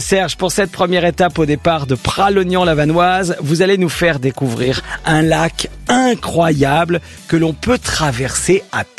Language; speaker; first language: French; native; French